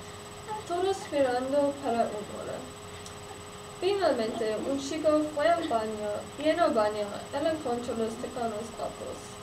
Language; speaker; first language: Spanish; non-native, learner; English